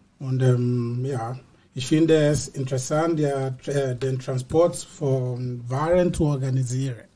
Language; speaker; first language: German; non-native, learner; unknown